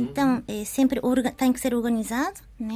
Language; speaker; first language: Portuguese; non-native, learner; Japanese